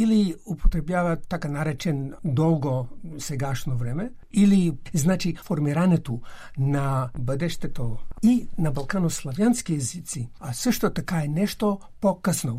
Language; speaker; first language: Bulgarian; non-native, fluent; English